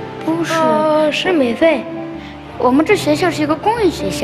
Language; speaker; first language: Chinese; non-native, local second language; Tibetan